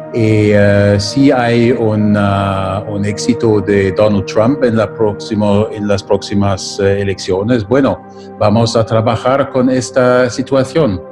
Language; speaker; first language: Spanish; non-native, fluent; German